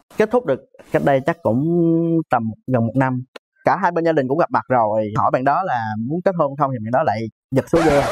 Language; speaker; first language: Vietnamese; native; Vietnamese